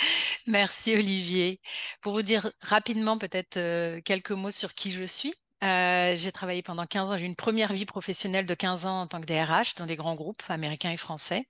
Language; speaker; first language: French; native; French